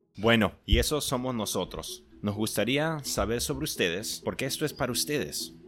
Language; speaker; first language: Spanish; native; Spanish